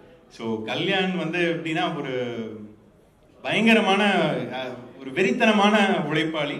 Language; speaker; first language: Tamil; native; Tamil